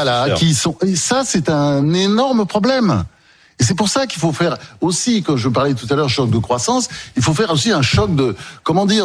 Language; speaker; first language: French; native; French